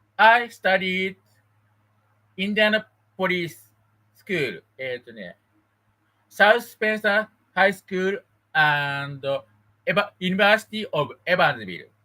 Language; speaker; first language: English; non-native, learner; Japanese